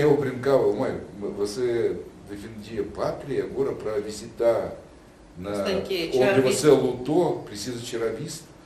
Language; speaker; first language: Portuguese; non-native, learner; Russian